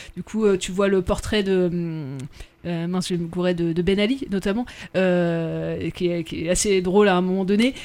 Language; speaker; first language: French; native; French